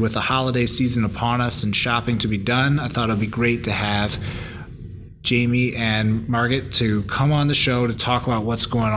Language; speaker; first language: English; native; English